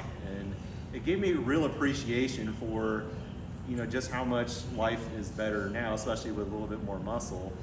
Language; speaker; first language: English; native; English